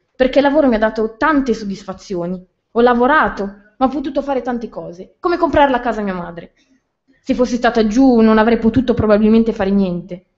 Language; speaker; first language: Italian; native; Italian